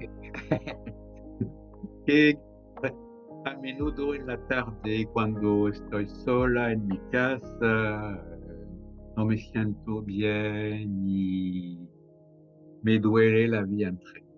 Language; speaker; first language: Spanish; non-native, fluent; French